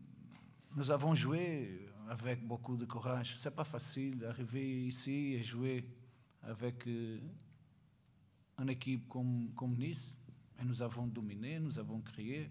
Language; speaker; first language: French; non-native, learner; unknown